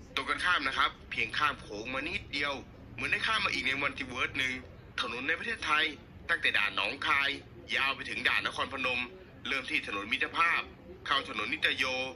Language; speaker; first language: Thai; native; Thai